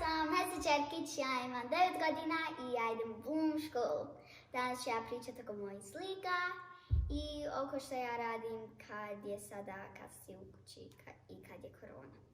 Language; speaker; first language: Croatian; early bilingual, heritage; Bosnian